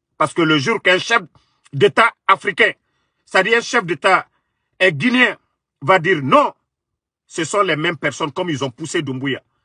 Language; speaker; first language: French; non-native, local second language; Mandingo